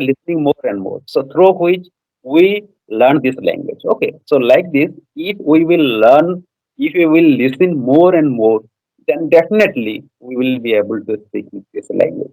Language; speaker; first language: English; non-native, fluent; Odia